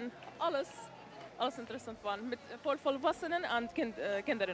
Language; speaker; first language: Dutch; non-native, learner; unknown